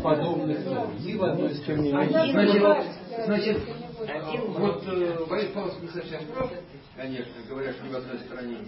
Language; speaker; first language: Russian; native; Russian